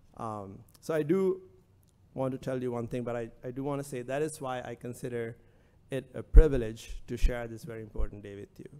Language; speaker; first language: English; non-native, local second language; Sinhala